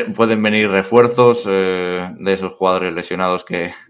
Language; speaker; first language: Spanish; native; Spanish